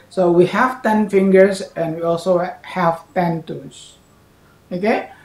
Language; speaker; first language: English; non-native, fluent; Indonesian